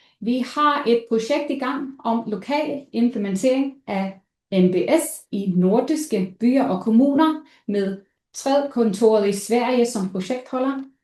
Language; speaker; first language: Danish; non-native, local second language; Faroese